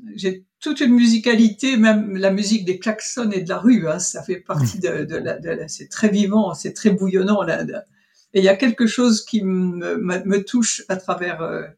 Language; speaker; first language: French; native; French